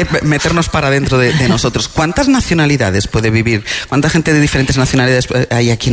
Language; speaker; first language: Spanish; native; Spanish